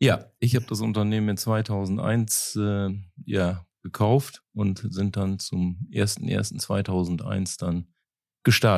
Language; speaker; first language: German; native; German